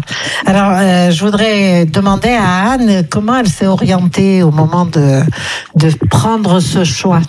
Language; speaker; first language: French; native; French